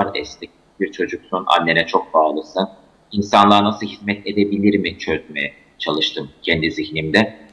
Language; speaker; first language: Turkish; native; Turkish